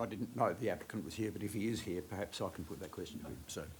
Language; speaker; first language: English; native; English